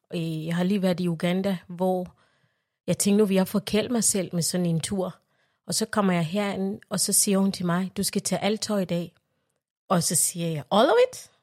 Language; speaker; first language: Danish; non-native, fluent; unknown